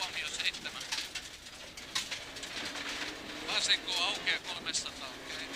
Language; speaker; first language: Finnish; native; Finnish